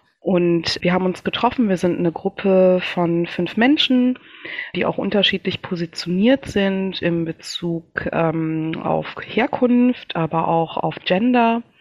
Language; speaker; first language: German; early bilingual, other home language; Kinyarwanda